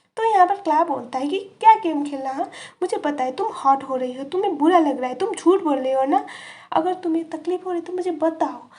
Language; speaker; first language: Hindi; native; Hindi